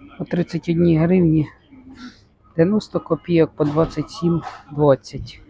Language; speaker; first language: Ukrainian; native; Ukrainian